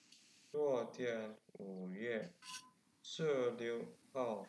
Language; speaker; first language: Chinese; non-native, learner; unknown